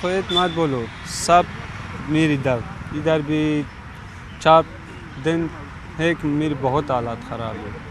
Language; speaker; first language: Hindi; non-native, learner; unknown